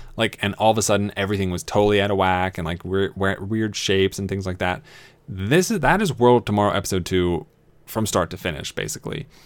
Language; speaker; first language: English; native; English